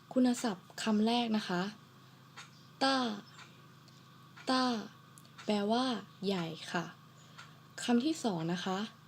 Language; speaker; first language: Thai; native; Thai